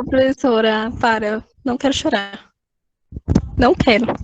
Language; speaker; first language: Portuguese; native; Portuguese